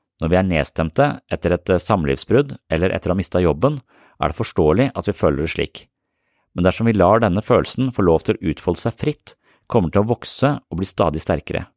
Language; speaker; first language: Norwegian; native; Norwegian